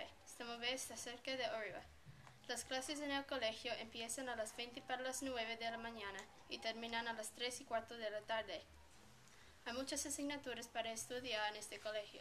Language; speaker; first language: Spanish; non-native, learner; English